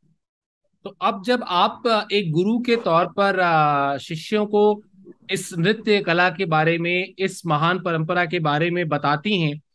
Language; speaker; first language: Hindi; native; Hindi